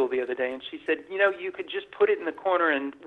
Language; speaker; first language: English; native; English